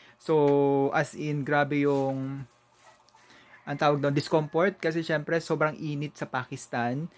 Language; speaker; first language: Filipino; native; Filipino